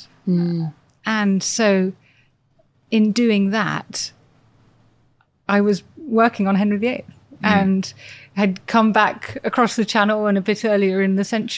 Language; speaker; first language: English; native; English